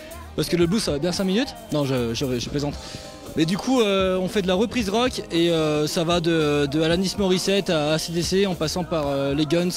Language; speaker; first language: French; native; French